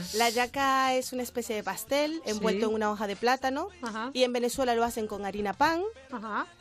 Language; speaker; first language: Spanish; native; Spanish